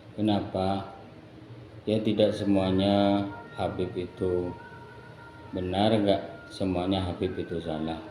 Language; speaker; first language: Indonesian; non-native, local second language; Madurese